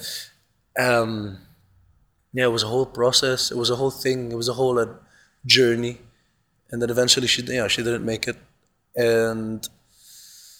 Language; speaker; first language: English; non-native, local second language; Cebuano